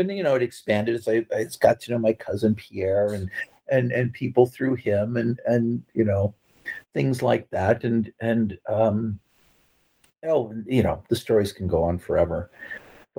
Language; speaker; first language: English; native; English